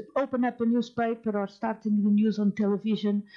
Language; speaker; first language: English; non-native, fluent; Portuguese